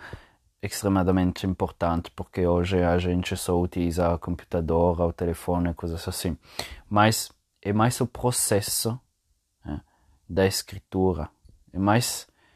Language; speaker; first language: Portuguese; non-native, fluent; Italian